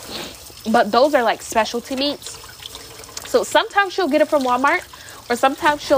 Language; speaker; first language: English; native; English